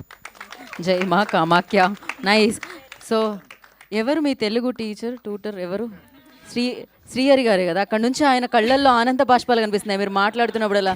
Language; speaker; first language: Telugu; native; Telugu